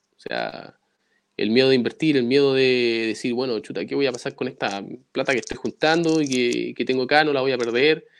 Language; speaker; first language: Spanish; native; Spanish